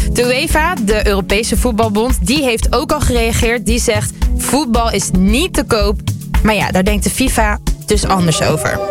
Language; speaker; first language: Dutch; early bilingual, other home language; Lingala